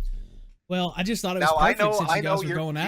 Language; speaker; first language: English; native; English